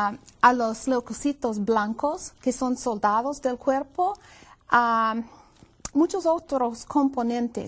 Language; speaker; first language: Spanish; non-native, fluent; English